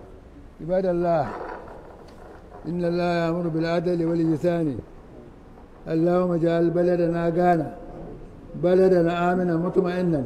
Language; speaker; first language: Arabic; non-native, fluent; Hausa